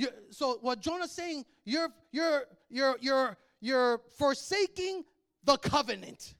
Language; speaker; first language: English; native; English